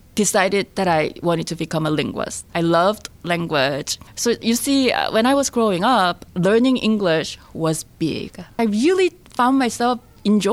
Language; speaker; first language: English; non-native, fluent; Korean